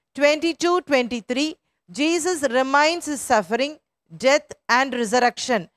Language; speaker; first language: English; non-native, local second language; Tamil